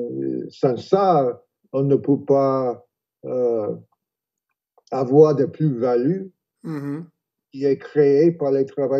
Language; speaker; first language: French; non-native, fluent; English